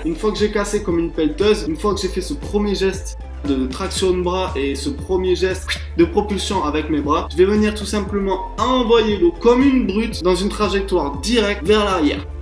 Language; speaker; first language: French; native; French